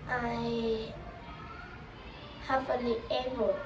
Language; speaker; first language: English; non-native, learner; Vietnamese